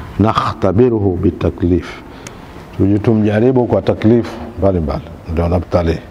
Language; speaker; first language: Swahili; native; Swahili